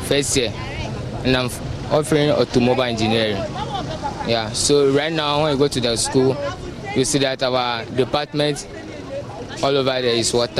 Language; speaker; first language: English; non-native, local second language; Ewe